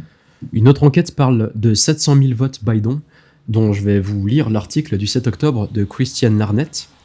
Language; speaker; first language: French; native; French